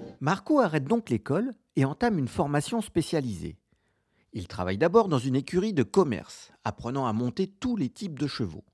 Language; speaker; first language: French; native; French